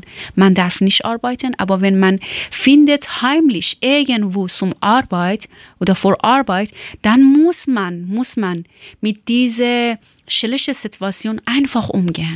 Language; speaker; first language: German; non-native, learner; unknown